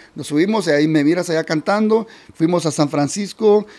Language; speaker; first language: Spanish; early bilingual, heritage; Spanish